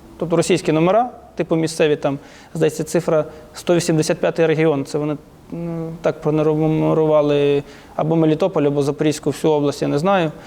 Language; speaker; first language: Ukrainian; native; Ukrainian